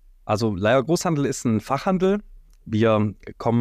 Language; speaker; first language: German; native; German